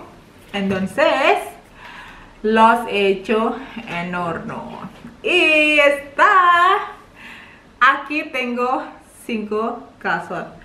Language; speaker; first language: Spanish; non-native, learner; Indonesian